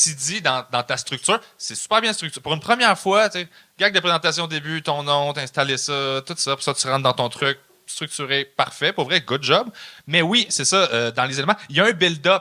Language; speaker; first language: French; native; French